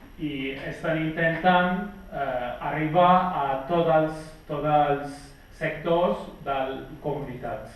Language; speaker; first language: Catalan; non-native, fluent; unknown